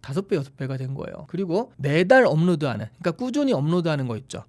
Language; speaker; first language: Korean; native; Korean